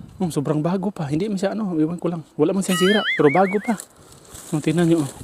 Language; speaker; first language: Filipino; native; Filipino